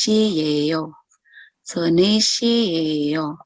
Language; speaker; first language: Korean; non-native, local second language; Filipino